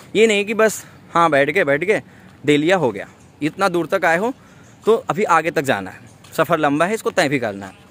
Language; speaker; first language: Hindi; native; Hindi